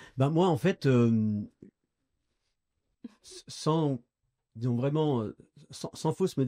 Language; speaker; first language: French; native; French